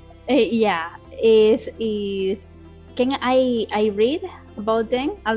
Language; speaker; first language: English; non-native, learner; Spanish